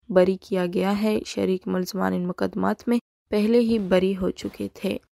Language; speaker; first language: Urdu; non-native, local second language; Baluchi